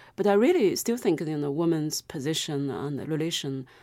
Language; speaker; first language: English; non-native, fluent; Chinese